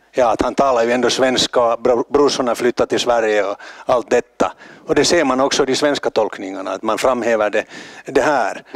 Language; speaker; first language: Swedish; native; Swedish